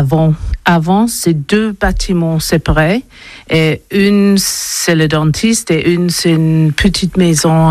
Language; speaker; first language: French; non-native, learner; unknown